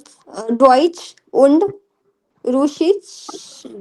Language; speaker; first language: German; non-native, learner; Hindi